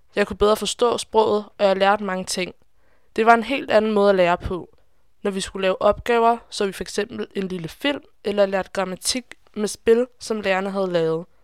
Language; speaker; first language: Danish; non-native, fluent; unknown